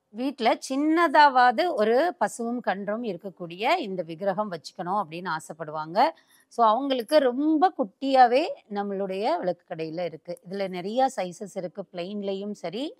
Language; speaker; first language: Tamil; native; Tamil